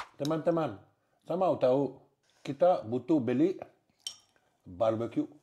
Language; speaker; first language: Indonesian; non-native, learner; French